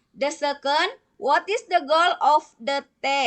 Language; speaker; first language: English; non-native, learner; Indonesian